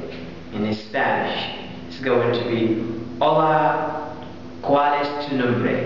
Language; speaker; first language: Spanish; non-native, learner; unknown